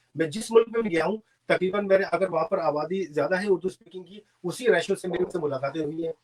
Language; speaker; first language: Urdu; native; Urdu